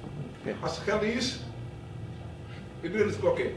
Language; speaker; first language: Dutch; non-native, fluent; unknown